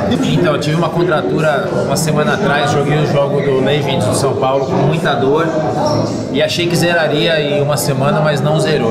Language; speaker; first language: Portuguese; native; Portuguese